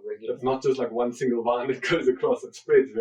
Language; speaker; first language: English; native; English